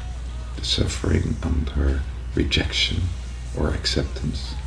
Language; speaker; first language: English; non-native, fluent; Dutch